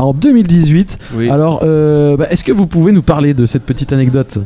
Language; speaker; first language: French; native; French